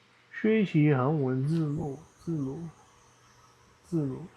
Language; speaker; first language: Chinese; non-native, learner; Dutch